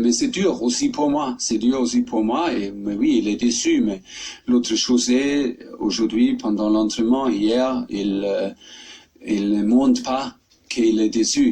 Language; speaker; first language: French; non-native, learner; German